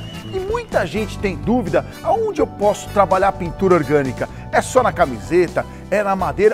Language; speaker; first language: Portuguese; native; Portuguese